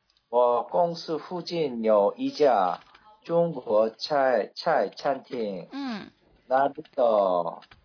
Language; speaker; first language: Chinese; non-native, learner; Korean